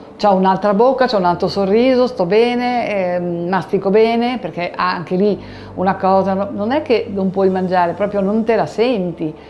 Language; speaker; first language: Italian; native; Italian